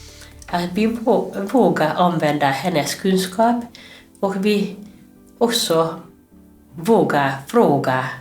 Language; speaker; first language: Swedish; non-native, fluent; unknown